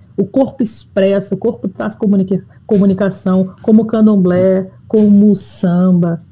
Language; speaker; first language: Portuguese; native; Portuguese